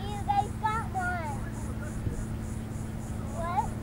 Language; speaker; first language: English; native; English